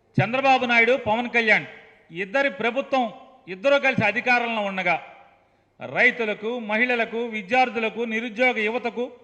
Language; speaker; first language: Telugu; native; Telugu